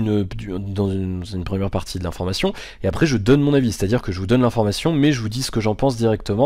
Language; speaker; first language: French; native; French